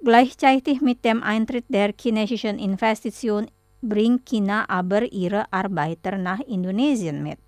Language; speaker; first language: German; non-native, fluent; Indonesian